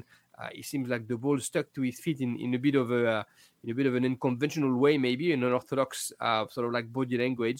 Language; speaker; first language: English; non-native, fluent; French